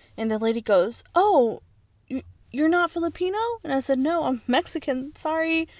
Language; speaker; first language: English; early bilingual, other home language; Spanish